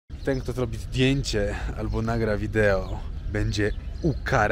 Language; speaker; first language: Polish; native; Polish